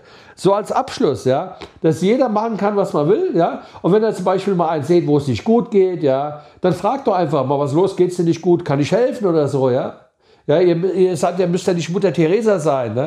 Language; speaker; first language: German; native; German